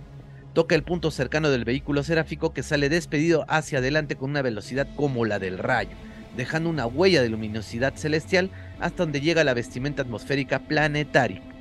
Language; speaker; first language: Spanish; native; Spanish